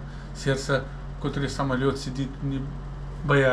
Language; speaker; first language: Russian; non-native, learner; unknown